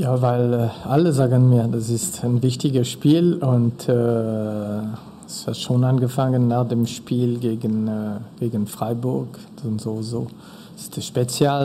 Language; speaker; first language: German; non-native, fluent; French